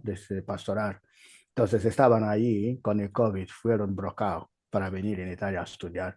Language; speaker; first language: Spanish; non-native, learner; Igbo